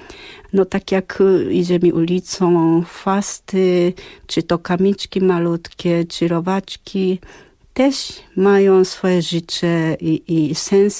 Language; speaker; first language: Polish; non-native, fluent; Japanese